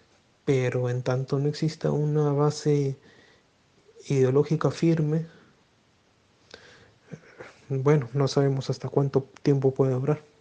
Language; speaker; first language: Spanish; native; Spanish